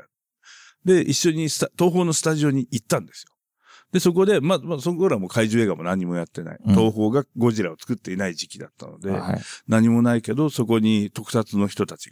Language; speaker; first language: Japanese; native; Japanese